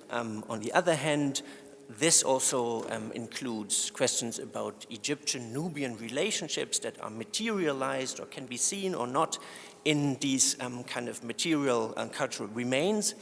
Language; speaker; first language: English; non-native, fluent; German